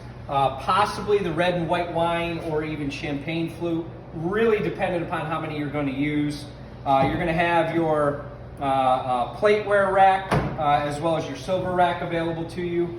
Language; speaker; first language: English; native; English